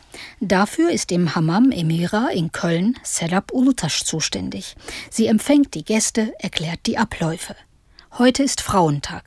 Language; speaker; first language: German; native; German